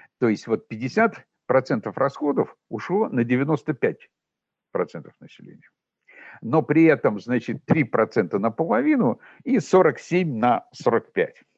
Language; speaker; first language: Russian; native; Russian